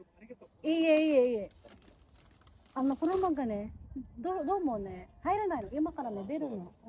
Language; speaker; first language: Japanese; non-native, learner; Filipino